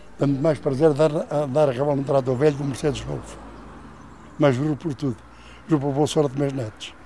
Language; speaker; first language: Portuguese; native; Portuguese